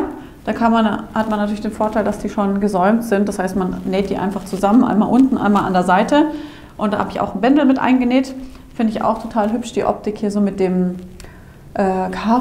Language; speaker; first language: German; native; German